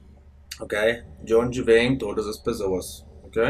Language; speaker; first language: Portuguese; non-native, fluent; German